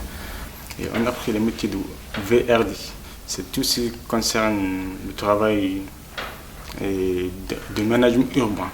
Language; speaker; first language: French; non-native, learner; Arabic